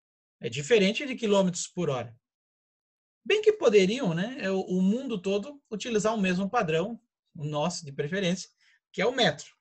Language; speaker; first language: Portuguese; native; Portuguese